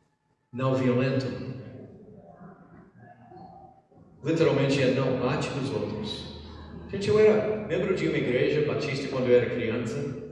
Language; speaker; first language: Portuguese; non-native, fluent; English